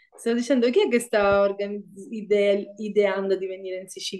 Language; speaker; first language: Italian; native; Italian